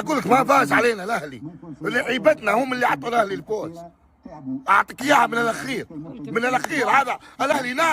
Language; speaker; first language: Arabic; native; Arabic